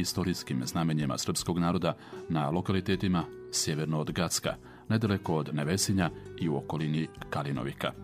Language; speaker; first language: Croatian; native; Croatian